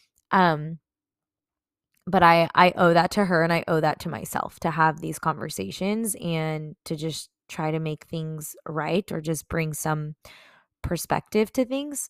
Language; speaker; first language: English; native; English